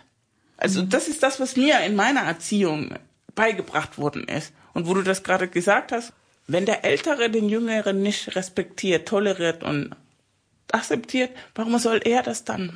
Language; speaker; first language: German; non-native, fluent; Spanish